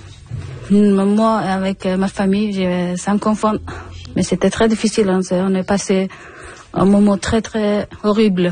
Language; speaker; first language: French; non-native, learner; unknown